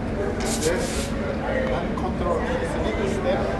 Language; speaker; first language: English; non-native, learner; Spanish